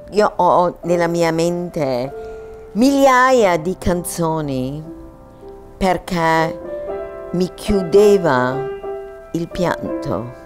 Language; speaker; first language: Italian; non-native, fluent; German